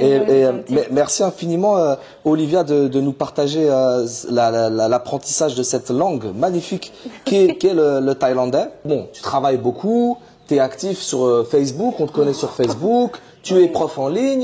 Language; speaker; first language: French; native; French